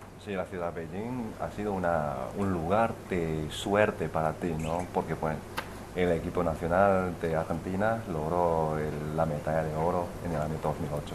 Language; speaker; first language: Spanish; non-native, fluent; Chinese